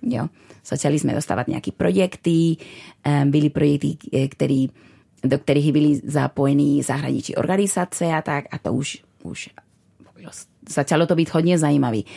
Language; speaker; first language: Czech; non-native, fluent; Spanish